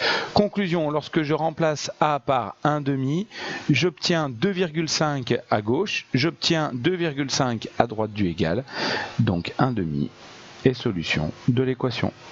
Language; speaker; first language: French; native; French